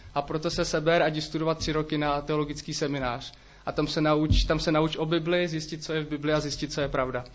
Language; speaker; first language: Czech; native; Czech